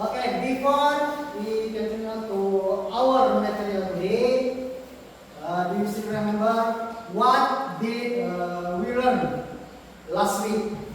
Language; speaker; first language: English; non-native, learner; Indonesian